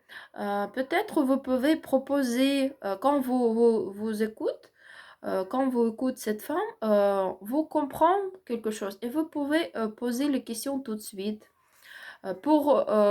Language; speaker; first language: French; non-native, learner; Ukrainian